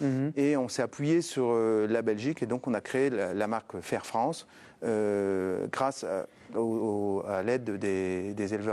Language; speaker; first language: French; native; French